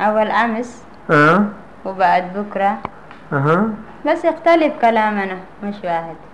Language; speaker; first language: Arabic; non-native, learner; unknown